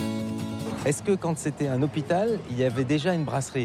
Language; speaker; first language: French; native; French